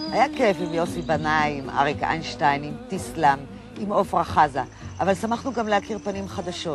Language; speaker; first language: Hebrew; native; Hebrew